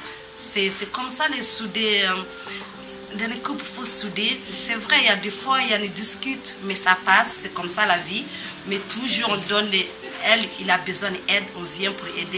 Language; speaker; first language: French; non-native, learner; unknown